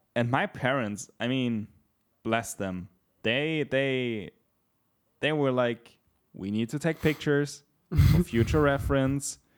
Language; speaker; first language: English; non-native, fluent; German